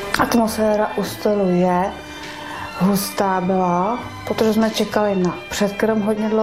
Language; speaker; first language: Czech; non-native, learner; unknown